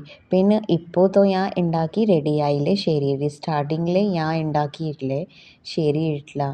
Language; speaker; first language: Malayalam; non-native, learner; Hindi